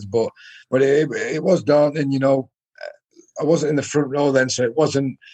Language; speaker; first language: English; native; English